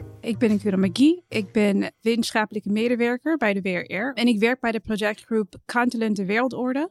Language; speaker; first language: Dutch; non-native, fluent; English